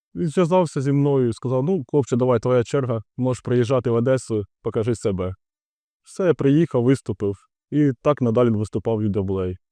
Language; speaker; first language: Ukrainian; non-native, local second language; Russian